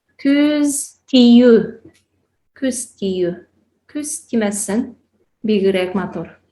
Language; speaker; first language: Japanese; non-native, fluent; Tatar